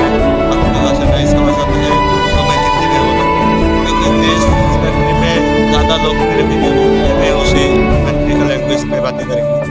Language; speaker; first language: Hindi; non-native, learner; Bangla